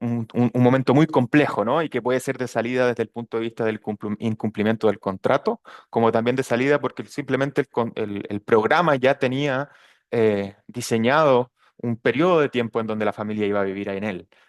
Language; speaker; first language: Spanish; native; Spanish